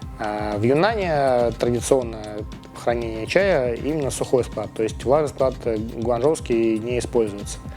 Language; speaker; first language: Russian; native; Russian